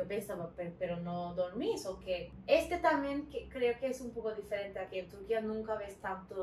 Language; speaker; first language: Spanish; non-native, learner; Turkish